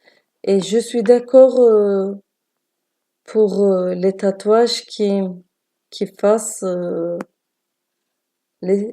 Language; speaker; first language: French; non-native, learner; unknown